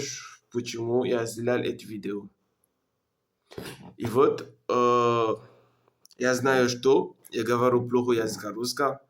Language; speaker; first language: Russian; non-native, learner; French